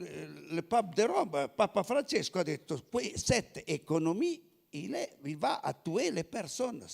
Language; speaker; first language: French; non-native, fluent; Italian